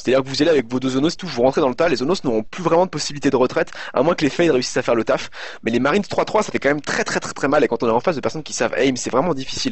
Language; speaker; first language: French; native; French